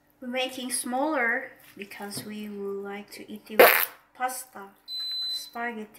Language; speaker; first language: English; non-native, learner; Indonesian